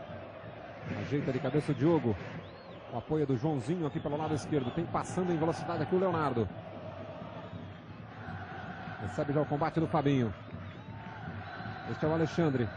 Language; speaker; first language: Portuguese; native; Portuguese